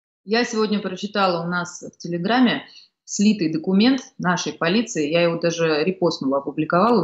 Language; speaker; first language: Russian; native; Russian